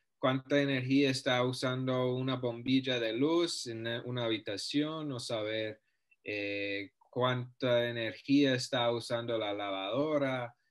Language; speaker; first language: Spanish; non-native, fluent; English